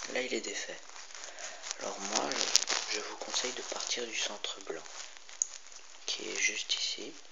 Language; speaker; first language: French; native; French